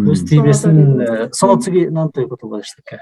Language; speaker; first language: Japanese; non-native, fluent; Kyrgyz